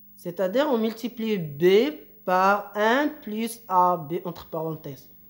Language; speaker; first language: French; non-native, local second language; Arabic